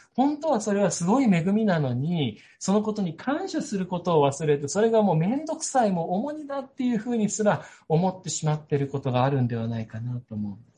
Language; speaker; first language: Japanese; native; Japanese